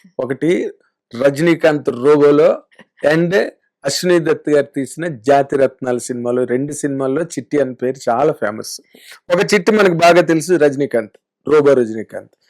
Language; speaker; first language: Telugu; native; Telugu